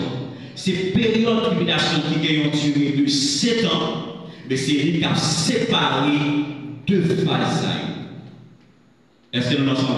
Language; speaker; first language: French; non-native, local second language; Haitian Creole